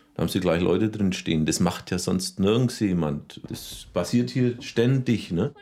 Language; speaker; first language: German; native; German